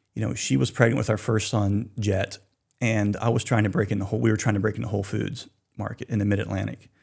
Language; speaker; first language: English; native; English